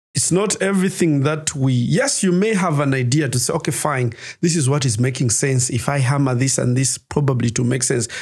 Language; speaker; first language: English; non-native, local second language; Nyanja